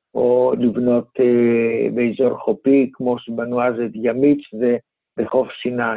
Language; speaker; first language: Hebrew; non-native, fluent; Greek